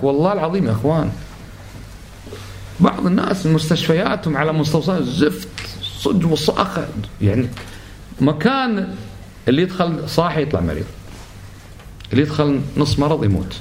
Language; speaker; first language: Arabic; native; Arabic